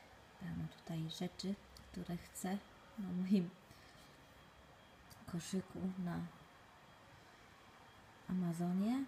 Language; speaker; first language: Polish; non-native, fluent; Italian